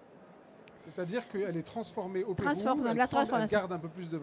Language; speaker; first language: French; native; French